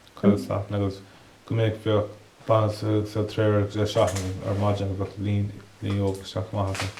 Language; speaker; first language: Irish; native; Irish